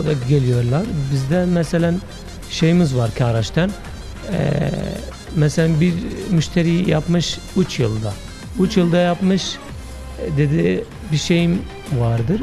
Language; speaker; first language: Turkish; non-native, learner; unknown